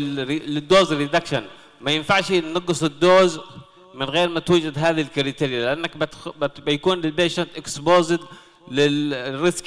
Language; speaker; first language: Arabic; native; Arabic